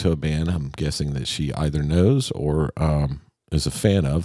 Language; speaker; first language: English; native; English